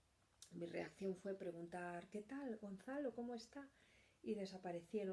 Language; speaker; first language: Spanish; native; Spanish